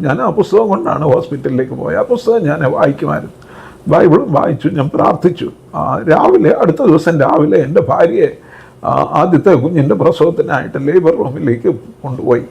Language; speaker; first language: Malayalam; native; Malayalam